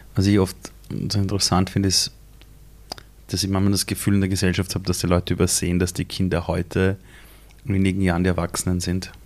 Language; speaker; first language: German; early bilingual, other home language; Persian